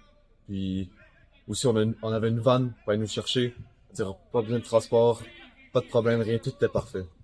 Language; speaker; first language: French; native; French